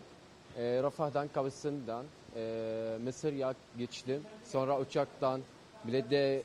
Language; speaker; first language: Turkish; non-native, learner; Arabic